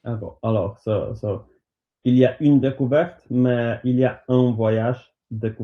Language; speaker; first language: French; non-native, learner; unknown